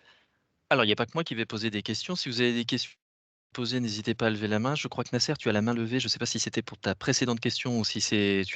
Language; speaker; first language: French; native; French